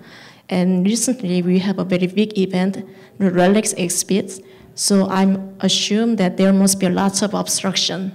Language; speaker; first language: English; non-native, fluent; Korean